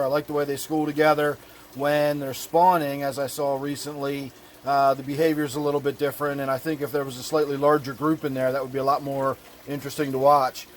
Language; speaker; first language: English; native; English